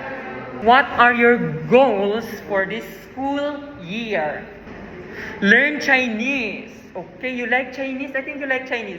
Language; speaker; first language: English; non-native, fluent; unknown